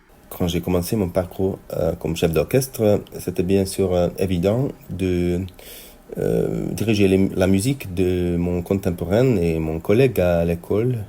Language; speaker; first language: French; non-native, fluent; Hungarian